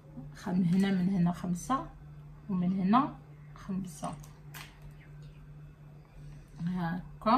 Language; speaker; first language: Arabic; native; Arabic